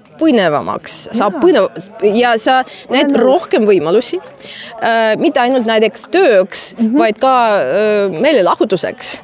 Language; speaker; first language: Estonian; non-native, fluent; Russian